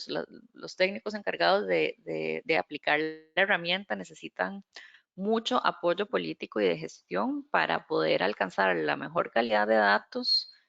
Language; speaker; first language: Spanish; native; Spanish